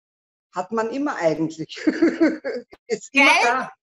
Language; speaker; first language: German; non-native, learner; Turkish